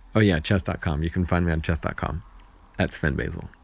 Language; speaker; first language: English; native; English